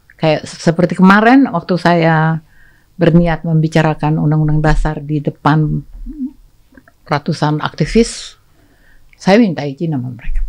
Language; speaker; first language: Indonesian; native; Indonesian